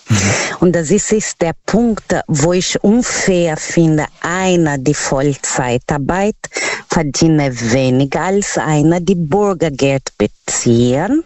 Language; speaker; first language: German; non-native, learner; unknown